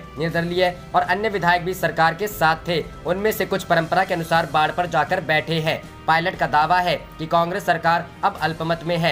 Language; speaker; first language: Hindi; native; Hindi